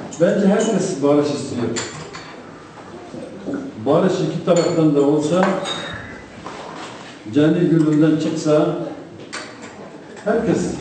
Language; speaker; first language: Turkish; non-native, local second language; Aramaic